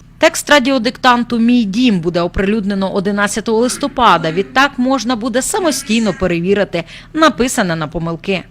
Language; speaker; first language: Ukrainian; native; Ukrainian